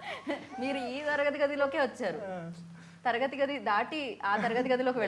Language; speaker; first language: Telugu; native; Telugu